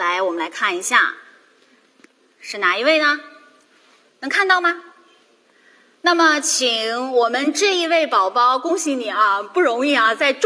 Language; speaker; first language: Chinese; native; Chinese